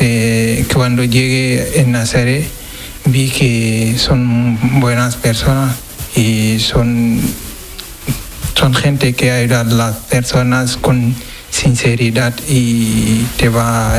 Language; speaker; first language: Spanish; non-native, learner; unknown